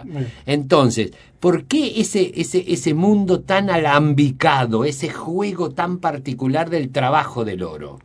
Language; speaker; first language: Spanish; native; Spanish